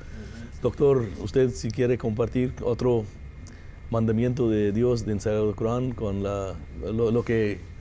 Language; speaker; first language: Spanish; non-native, fluent; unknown